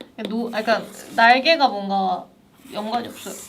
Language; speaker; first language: Korean; native; Korean